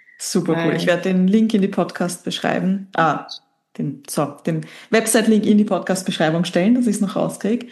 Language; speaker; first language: German; native; German